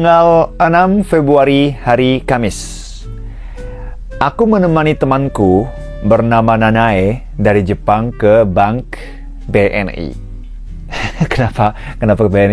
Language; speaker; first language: Indonesian; non-native, fluent; Japanese